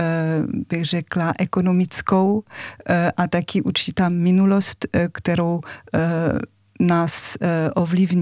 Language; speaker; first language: Czech; non-native, fluent; French